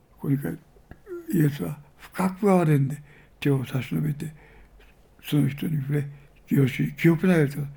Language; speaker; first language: Japanese; native; Japanese